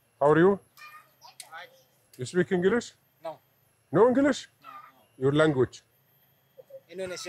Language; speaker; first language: English; non-native, fluent; Arabic